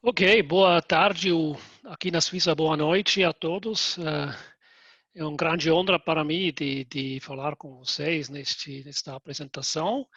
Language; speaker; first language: Portuguese; non-native, fluent; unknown